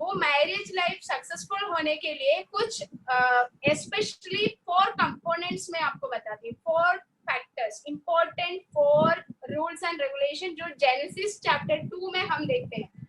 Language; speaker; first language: Hindi; non-native, local second language; Malayalam